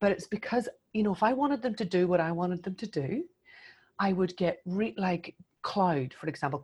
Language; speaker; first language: English; native; English